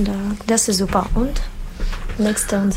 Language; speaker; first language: German; non-native, learner; Russian